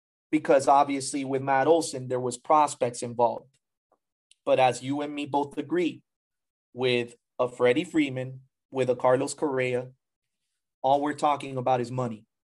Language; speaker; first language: English; early bilingual, other home language; Spanish